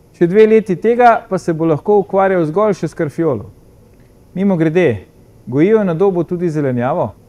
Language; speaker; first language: Slovenian; native; Slovenian